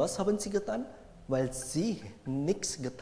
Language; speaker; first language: German; non-native, fluent; Indonesian